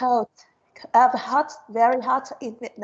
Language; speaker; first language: English; non-native, learner; Vietnamese